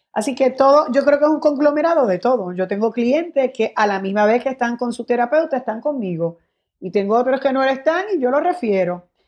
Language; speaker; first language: Spanish; native; Spanish